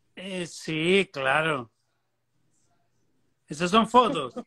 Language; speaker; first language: Spanish; native; Spanish